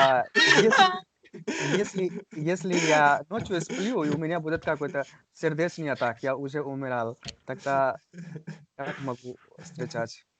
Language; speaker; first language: Russian; non-native, learner; Hindi